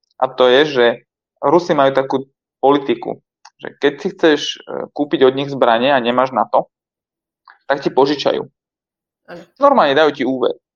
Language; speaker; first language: Slovak; non-native, fluent; Armenian